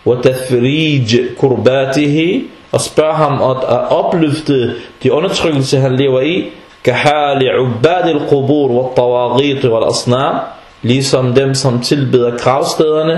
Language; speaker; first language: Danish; non-native, fluent; Arabic